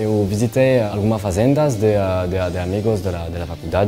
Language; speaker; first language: Portuguese; non-native, learner; French